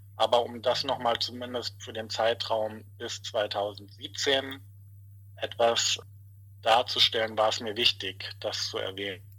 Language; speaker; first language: German; native; German